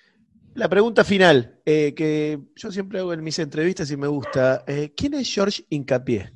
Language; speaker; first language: Spanish; native; Spanish